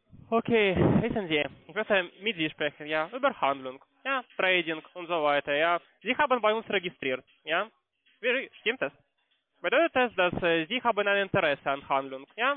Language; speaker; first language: German; non-native, learner; Russian